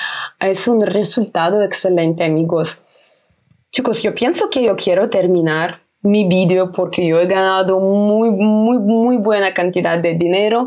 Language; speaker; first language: Spanish; non-native, fluent; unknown